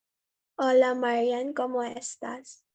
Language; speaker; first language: Spanish; non-native, learner; Filipino